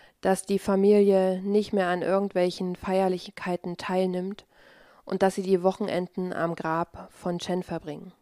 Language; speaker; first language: German; native; German